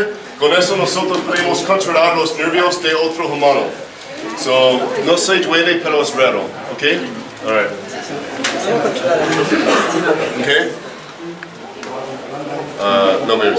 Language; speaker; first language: Spanish; non-native, learner; English